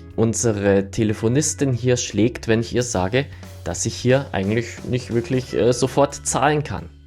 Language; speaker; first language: German; native; German